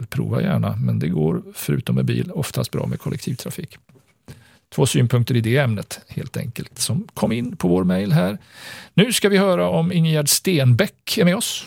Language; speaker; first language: Swedish; native; Swedish